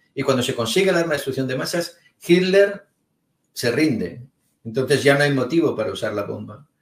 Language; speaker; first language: Spanish; native; Spanish